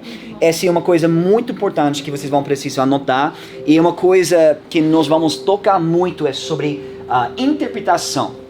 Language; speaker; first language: Portuguese; non-native, fluent; English